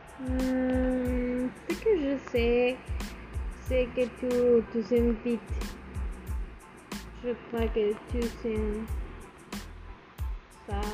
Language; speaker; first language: French; non-native, learner; Spanish